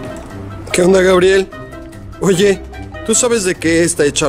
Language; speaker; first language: Spanish; native; Spanish